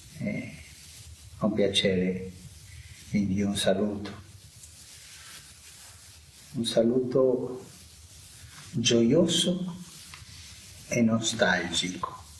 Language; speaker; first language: Italian; non-native, fluent; Spanish